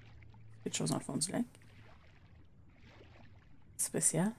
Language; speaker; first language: French; native; French